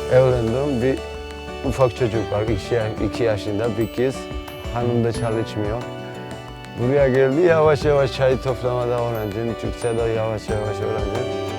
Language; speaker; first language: Turkish; non-native, learner; Georgian